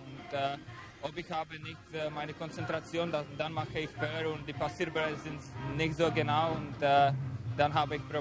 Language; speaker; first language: German; non-native, learner; Czech